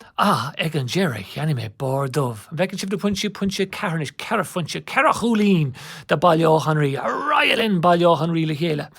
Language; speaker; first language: Irish; native; Irish